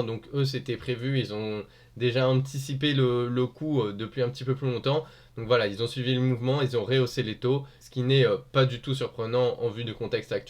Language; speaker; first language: French; native; French